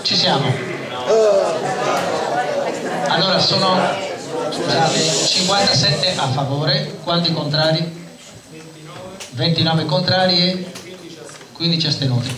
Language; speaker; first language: Italian; native; Italian